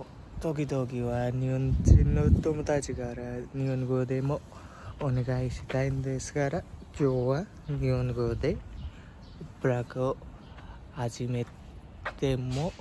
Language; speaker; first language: Japanese; non-native, learner; Nepali